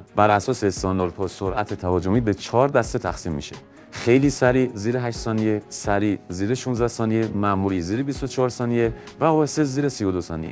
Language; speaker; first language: Persian; native; Persian